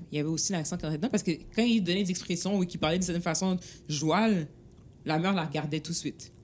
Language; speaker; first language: French; early bilingual, other home language; Haitian Creole